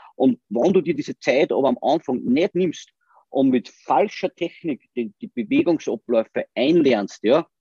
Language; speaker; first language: German; native; German